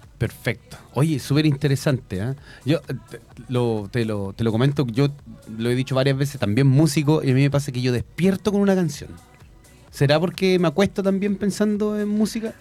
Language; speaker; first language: Spanish; native; Spanish